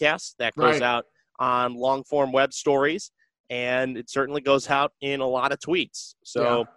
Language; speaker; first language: English; native; English